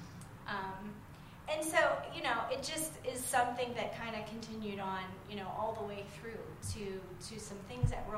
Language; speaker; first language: English; native; English